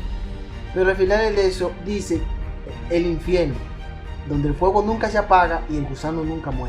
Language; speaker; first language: Spanish; native; Spanish